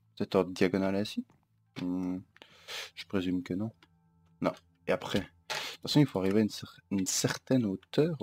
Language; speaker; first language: French; native; French